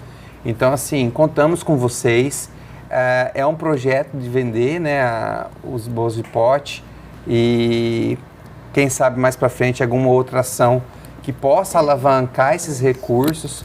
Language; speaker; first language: Portuguese; native; Portuguese